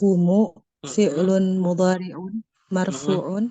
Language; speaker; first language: Arabic; non-native, learner; Indonesian